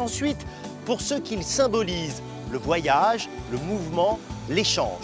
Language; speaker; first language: French; native; French